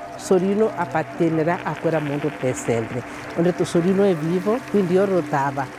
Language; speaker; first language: Italian; non-native, fluent; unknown